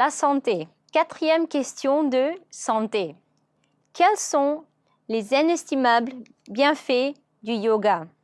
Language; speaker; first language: French; non-native, fluent; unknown